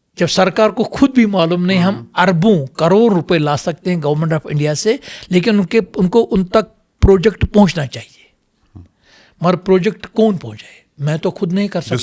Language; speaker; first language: Urdu; non-native, local second language; Kashmiri